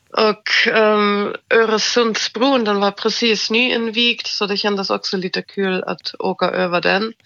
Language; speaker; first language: Swedish; non-native, fluent; German